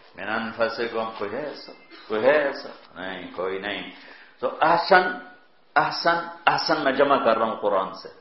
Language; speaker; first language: Urdu; non-native, local second language; Punjabi